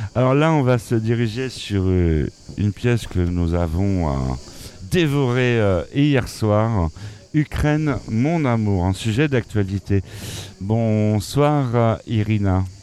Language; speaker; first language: French; native; French